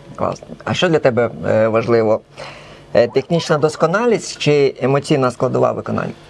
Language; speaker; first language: Ukrainian; native; Ukrainian